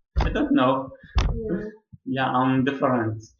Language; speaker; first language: English; non-native, learner; Arabic